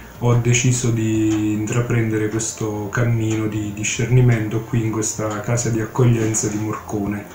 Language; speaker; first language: Italian; native; Italian